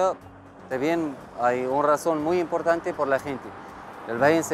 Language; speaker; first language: Spanish; non-native, learner; Arabic